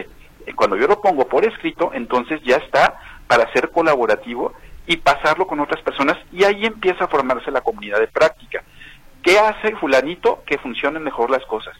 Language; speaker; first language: Spanish; native; Spanish